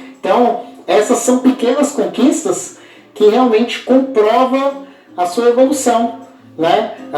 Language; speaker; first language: Portuguese; native; Portuguese